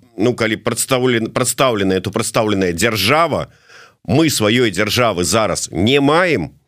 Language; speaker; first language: Belarusian; non-native, local second language; Russian